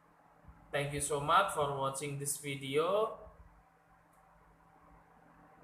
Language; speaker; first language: English; non-native, learner; Indonesian